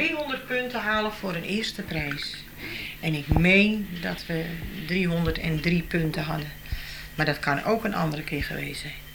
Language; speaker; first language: Dutch; native; Dutch